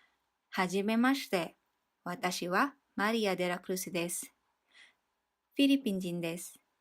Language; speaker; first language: Japanese; non-native, fluent; Filipino